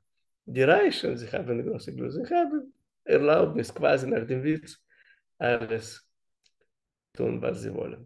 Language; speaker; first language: German; non-native, learner; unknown